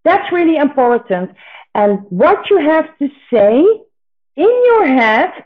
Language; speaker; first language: English; non-native, fluent; Dutch